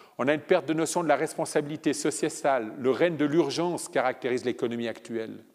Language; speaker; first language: French; early bilingual, other home language; Italian